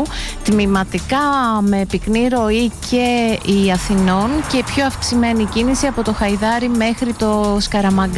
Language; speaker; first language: Greek; native; Greek